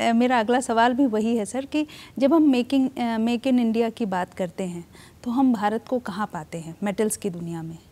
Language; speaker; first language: Hindi; native; Hindi